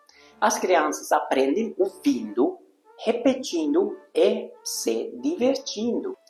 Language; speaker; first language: Portuguese; non-native, fluent; Hungarian